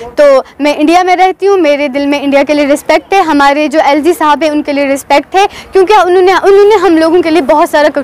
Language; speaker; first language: Hindi; non-native, local second language; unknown